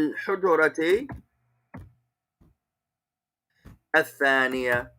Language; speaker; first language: Arabic; non-native, fluent; English